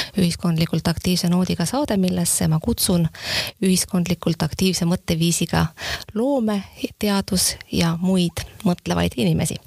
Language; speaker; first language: Estonian; native; Estonian